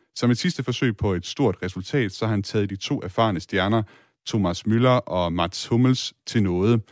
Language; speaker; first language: Danish; native; Danish